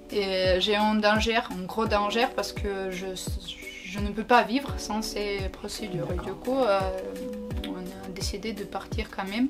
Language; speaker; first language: French; non-native, learner; Ukrainian